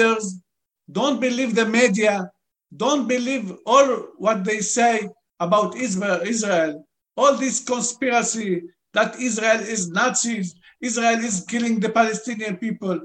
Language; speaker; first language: English; non-native, fluent; Arabic